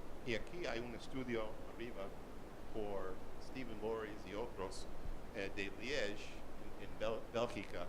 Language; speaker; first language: Spanish; non-native, learner; English